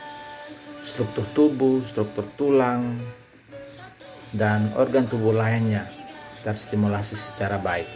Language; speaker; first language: Indonesian; native; Indonesian